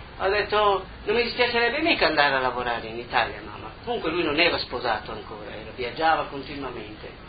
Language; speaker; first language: Italian; native; Italian